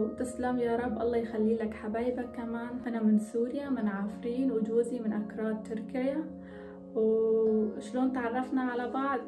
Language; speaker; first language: Arabic; non-native, local second language; Kurdish